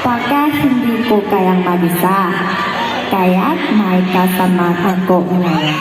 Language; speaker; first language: Filipino; non-native, learner; Korean